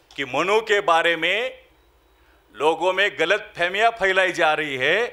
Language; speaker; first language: Hindi; non-native, local second language; Marathi